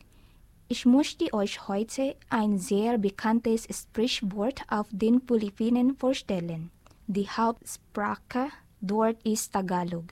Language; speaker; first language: German; non-native, learner; Filipino